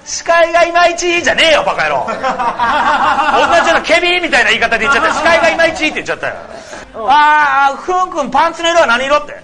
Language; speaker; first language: Japanese; native; Japanese